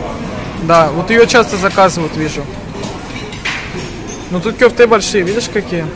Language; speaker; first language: Russian; native; Russian